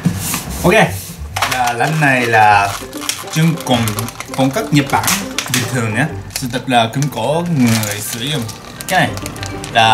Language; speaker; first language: Vietnamese; non-native, learner; Japanese